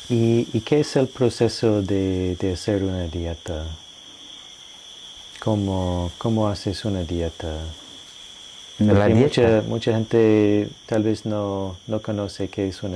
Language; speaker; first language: Spanish; non-native, fluent; English